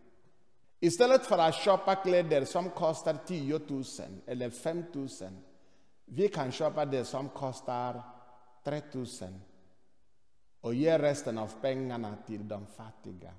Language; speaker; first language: Swedish; non-native, fluent; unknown